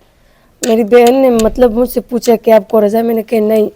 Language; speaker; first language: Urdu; non-native, local second language; Pashto